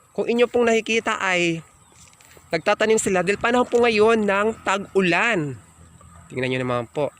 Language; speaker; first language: Filipino; native; Filipino